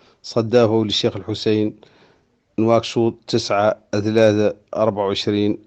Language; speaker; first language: Arabic; native; Arabic